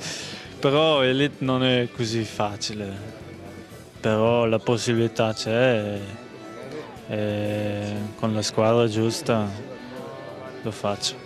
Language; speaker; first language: Italian; non-native, local second language; German